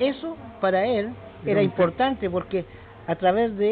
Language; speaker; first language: Spanish; native; Spanish